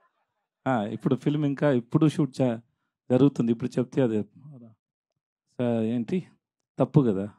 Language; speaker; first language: Telugu; non-native, learner; Tamil